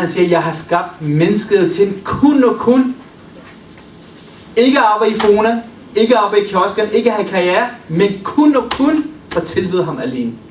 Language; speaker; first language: Danish; early bilingual, other home language; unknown